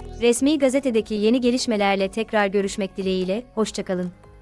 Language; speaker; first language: Turkish; native; Turkish